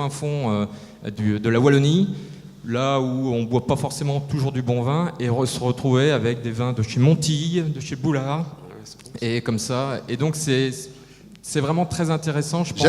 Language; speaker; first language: French; native; French